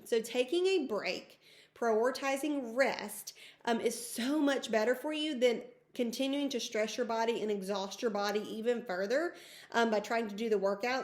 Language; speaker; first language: English; native; English